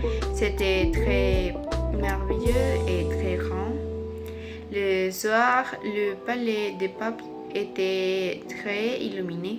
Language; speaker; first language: French; non-native, learner; Spanish